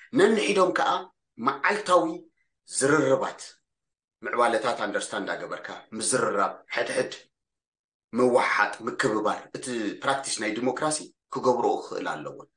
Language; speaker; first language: Tigrinya; early bilingual, heritage; Tigrinya